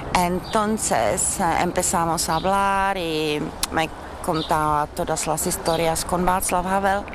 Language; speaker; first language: Spanish; non-native, learner; Czech